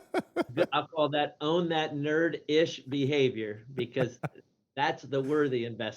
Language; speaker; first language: English; native; English